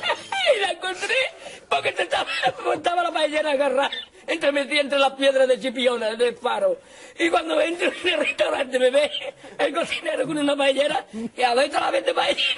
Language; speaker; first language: Spanish; native; Spanish